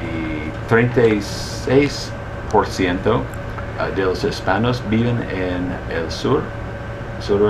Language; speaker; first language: Spanish; early bilingual, heritage; Spanish